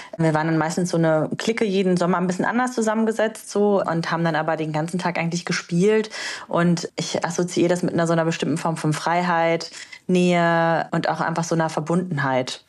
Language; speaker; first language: German; early bilingual, other home language; Romanian